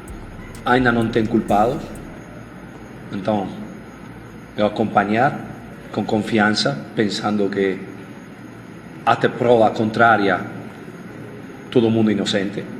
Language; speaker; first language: Portuguese; non-native, fluent; Spanish